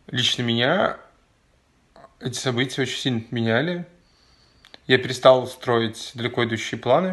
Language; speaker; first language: Russian; native; Russian